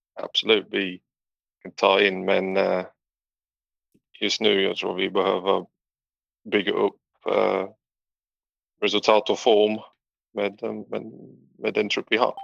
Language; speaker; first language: Swedish; non-native, learner; English